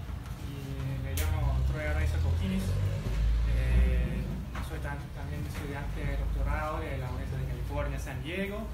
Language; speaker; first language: Spanish; early bilingual, heritage; Spanish